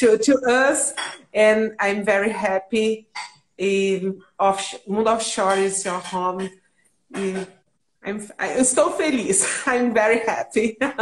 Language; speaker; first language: English; non-native, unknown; Portuguese